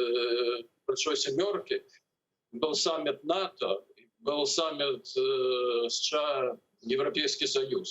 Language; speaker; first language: Russian; native; Russian